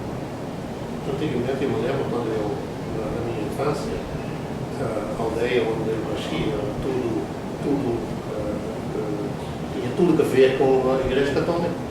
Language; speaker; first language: Portuguese; non-native, fluent; Dutch